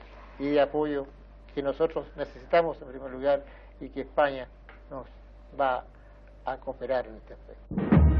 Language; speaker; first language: Spanish; native; Spanish